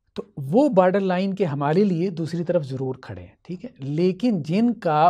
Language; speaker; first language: Urdu; native; Urdu